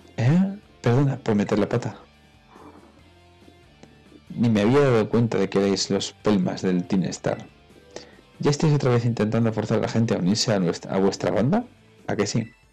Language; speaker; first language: Spanish; native; Spanish